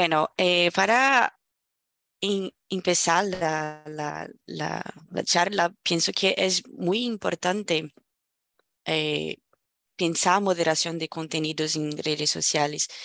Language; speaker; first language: Spanish; non-native, fluent; Portuguese